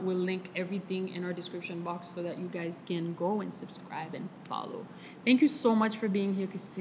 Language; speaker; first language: English; non-native, fluent; Haitian Creole